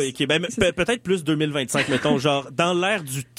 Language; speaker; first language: French; native; French